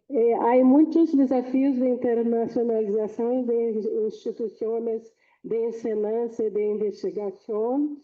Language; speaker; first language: Portuguese; non-native, fluent; Spanish